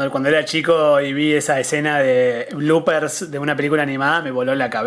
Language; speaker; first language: Spanish; native; Spanish